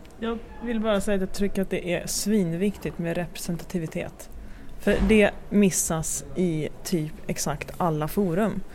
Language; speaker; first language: Swedish; native; Swedish